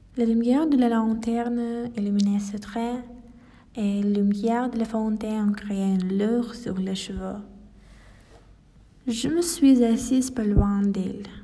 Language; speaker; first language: French; non-native, fluent; Ukrainian